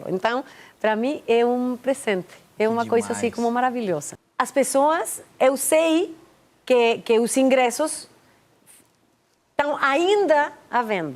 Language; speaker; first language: Portuguese; non-native, fluent; Spanish